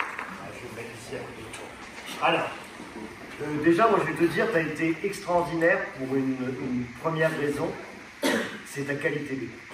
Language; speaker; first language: French; native; French